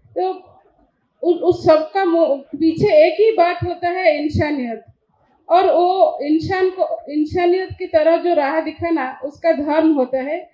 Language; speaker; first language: Hindi; non-native, local second language; Odia